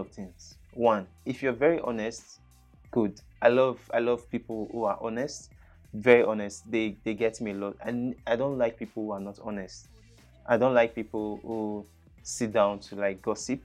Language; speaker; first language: English; native; English